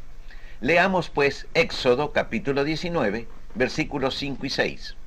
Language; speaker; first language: Spanish; native; Spanish